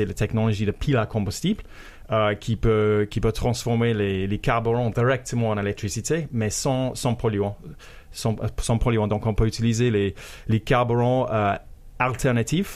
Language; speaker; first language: French; non-native, fluent; English